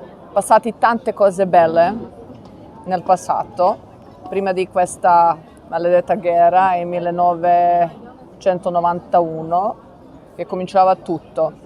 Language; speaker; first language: Italian; non-native, learner; Serbian